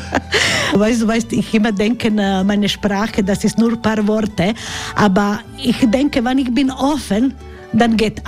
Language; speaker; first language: German; non-native, learner; Croatian